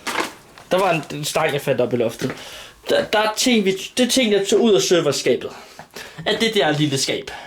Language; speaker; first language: Danish; native; Danish